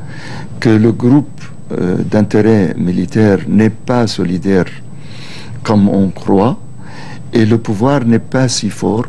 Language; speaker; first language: French; non-native, local second language; Arabic